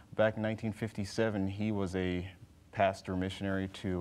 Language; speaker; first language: English; native; English